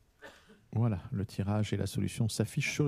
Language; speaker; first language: French; native; French